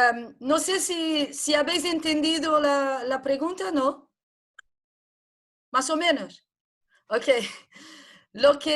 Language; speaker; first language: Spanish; non-native, fluent; Portuguese